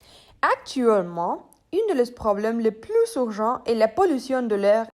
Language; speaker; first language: French; non-native, learner; Spanish